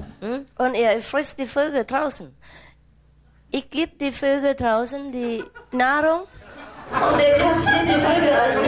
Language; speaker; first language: German; non-native, fluent; Vietnamese